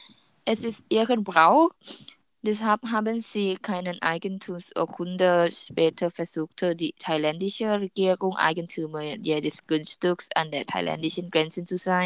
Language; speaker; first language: German; non-native, learner; Thai